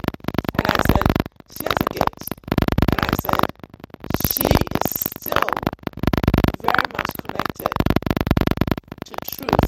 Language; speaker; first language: English; non-native, local second language; Ewe